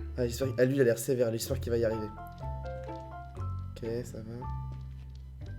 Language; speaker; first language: French; native; French